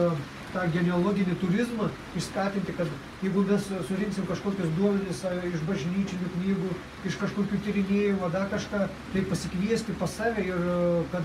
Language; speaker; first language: Lithuanian; native; Lithuanian